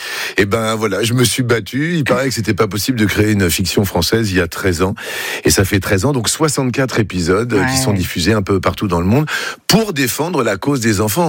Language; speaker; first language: French; native; French